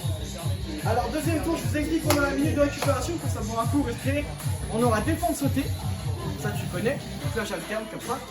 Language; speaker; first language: French; native; French